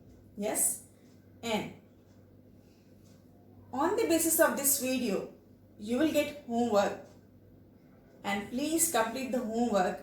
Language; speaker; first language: English; non-native, local second language; Telugu